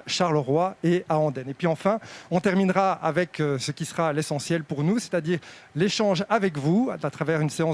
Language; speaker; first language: French; native; French